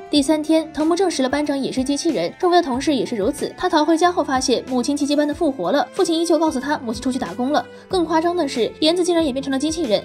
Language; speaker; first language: Chinese; native; Chinese